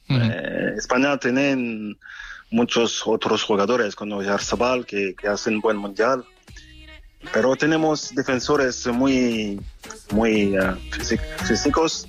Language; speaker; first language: Spanish; non-native, fluent; French